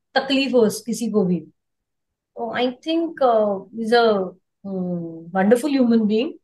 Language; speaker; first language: Hindi; non-native, local second language; Marathi